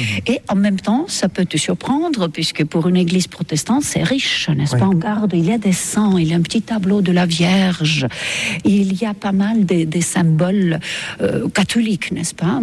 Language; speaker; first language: French; non-native, fluent; Estonian